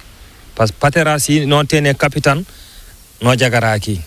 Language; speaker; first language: Spanish; non-native, learner; Fula